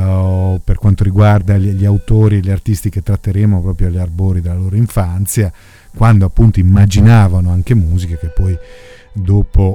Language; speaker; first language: Italian; native; Italian